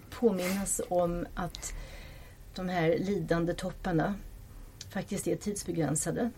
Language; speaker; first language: Swedish; non-native, fluent; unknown